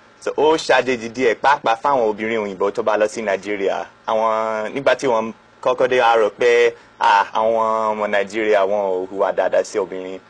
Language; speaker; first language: Yoruba; non-native, fluent; English